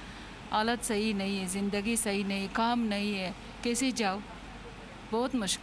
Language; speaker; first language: Hindi; non-native, learner; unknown